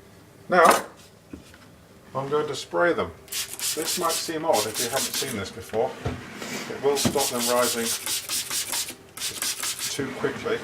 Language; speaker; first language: English; native; English